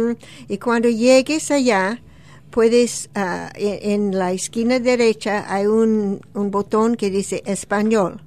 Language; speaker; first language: Spanish; non-native, fluent; English